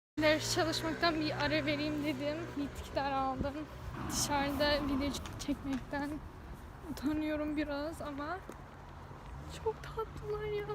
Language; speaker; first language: Turkish; non-native, fluent; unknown